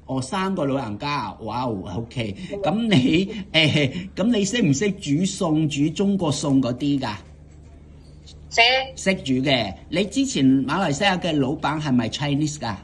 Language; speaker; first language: Cantonese; native; Cantonese